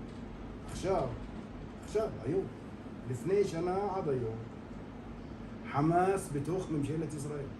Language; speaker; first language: Hebrew; non-native, local second language; Arabic